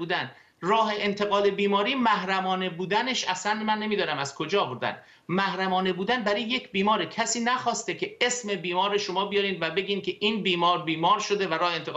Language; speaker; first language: Persian; native; Persian